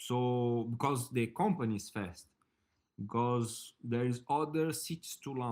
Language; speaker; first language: English; non-native, learner; Portuguese